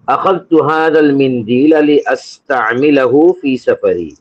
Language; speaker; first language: Arabic; non-native, learner; Bangla